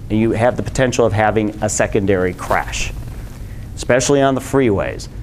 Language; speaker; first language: English; native; English